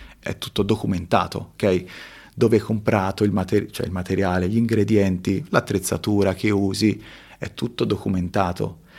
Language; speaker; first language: Italian; early bilingual, other home language; Spanish